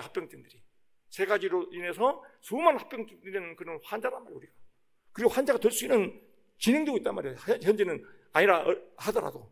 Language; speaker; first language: Korean; native; Korean